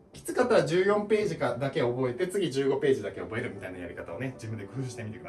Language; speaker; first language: Japanese; native; Japanese